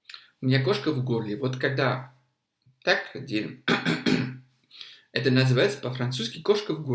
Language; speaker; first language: Russian; non-native, fluent; French